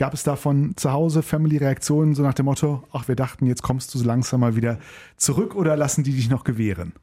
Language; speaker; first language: German; native; German